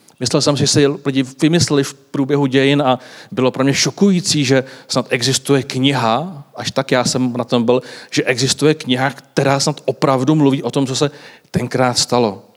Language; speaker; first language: Czech; native; Czech